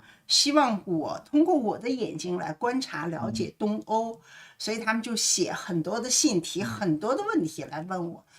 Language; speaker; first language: Chinese; native; Chinese